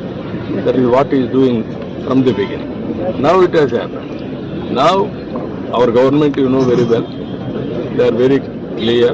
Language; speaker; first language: English; non-native, local second language; Telugu